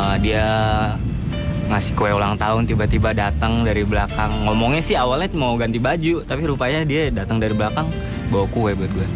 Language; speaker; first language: Indonesian; native; Indonesian